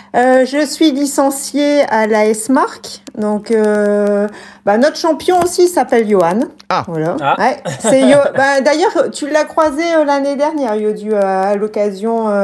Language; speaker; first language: French; native; French